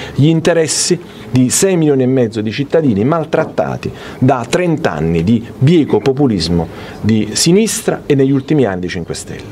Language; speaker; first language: Italian; native; Italian